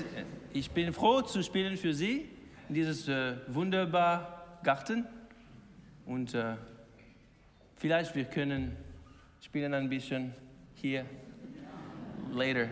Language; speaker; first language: German; non-native, learner; English